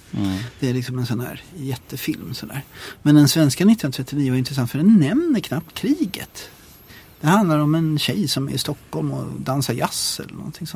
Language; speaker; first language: Swedish; native; Swedish